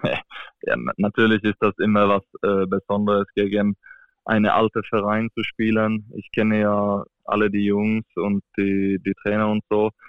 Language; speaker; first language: German; non-native, fluent; Swedish